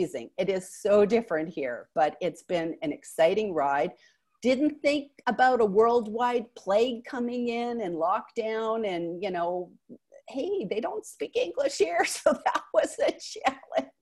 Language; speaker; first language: English; native; English